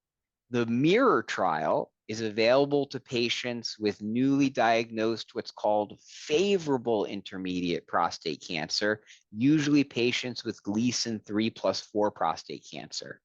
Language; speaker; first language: English; native; English